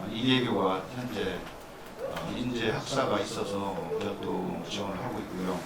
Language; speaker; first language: Korean; native; Korean